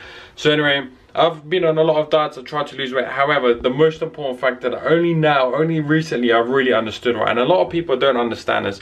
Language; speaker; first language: English; native; English